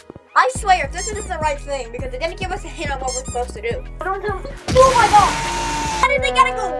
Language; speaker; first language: English; native; English